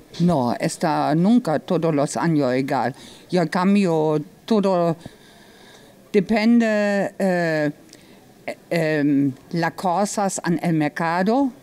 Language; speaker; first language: Spanish; non-native, learner; German